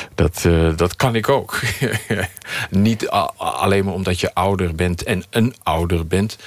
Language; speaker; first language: Dutch; native; Dutch